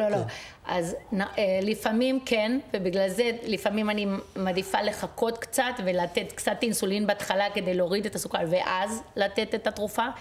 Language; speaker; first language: Hebrew; non-native, fluent; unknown